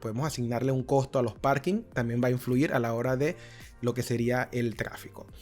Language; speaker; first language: Spanish; native; Spanish